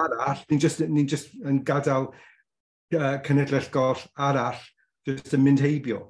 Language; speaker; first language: Welsh; non-native, local second language; English